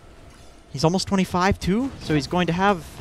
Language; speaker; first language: English; native; English